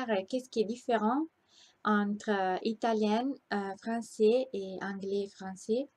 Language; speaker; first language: French; non-native, learner; Italian